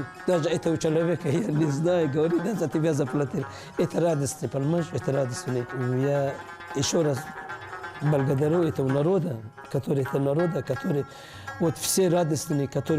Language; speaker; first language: Russian; non-native, learner; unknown